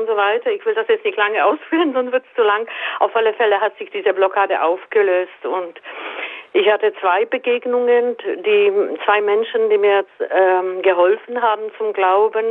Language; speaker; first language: German; native; German